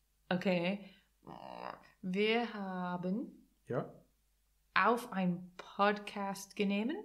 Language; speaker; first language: German; non-native, learner; English